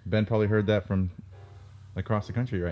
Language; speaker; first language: English; native; English